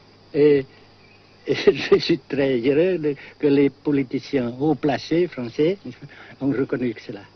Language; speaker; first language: French; non-native, local second language; Vietnamese